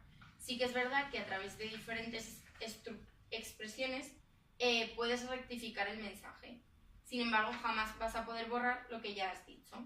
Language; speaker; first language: Spanish; native; Spanish